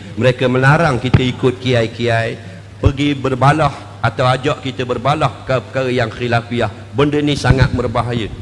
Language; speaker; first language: Malay; native; Malay